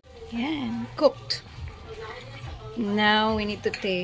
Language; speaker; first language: English; non-native, local second language; Cebuano